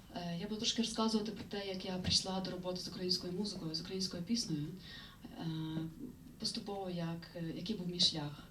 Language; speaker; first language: Ukrainian; native; Ukrainian